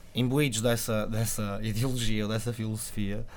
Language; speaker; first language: Portuguese; native; Portuguese